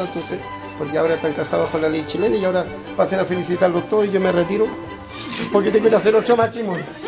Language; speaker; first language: Spanish; native; Spanish